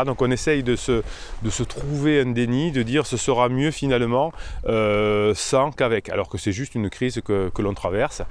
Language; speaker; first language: French; native; French